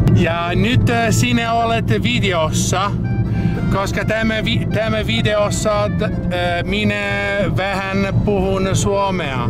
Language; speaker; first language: Finnish; non-native, learner; Italian